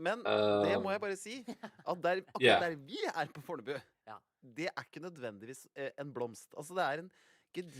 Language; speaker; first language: Norwegian; native; Norwegian